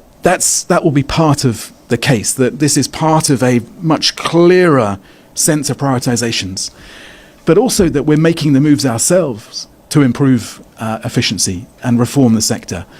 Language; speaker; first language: English; native; English